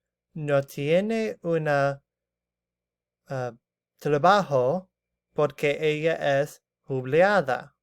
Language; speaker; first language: Spanish; non-native, learner; English